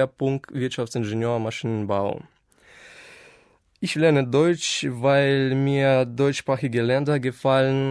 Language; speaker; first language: German; non-native, fluent; Ukrainian